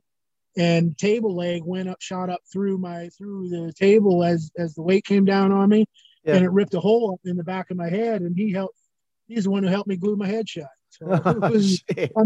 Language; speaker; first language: English; native; English